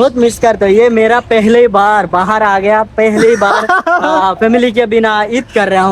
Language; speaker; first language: Hindi; non-native, learner; Bangla